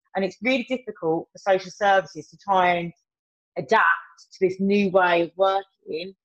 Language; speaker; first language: English; native; English